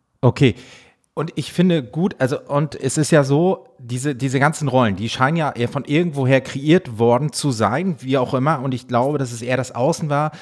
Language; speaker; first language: German; native; German